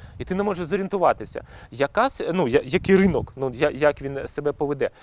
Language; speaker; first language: Ukrainian; non-native, local second language; Russian